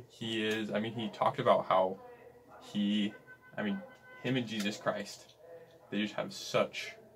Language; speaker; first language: English; native; English